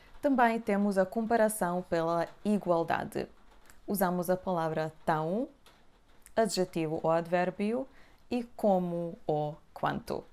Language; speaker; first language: Portuguese; non-native, fluent; Serbian